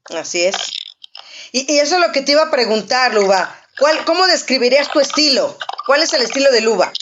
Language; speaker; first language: Spanish; native; Spanish